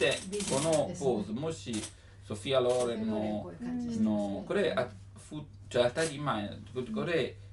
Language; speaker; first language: Japanese; non-native, learner; Italian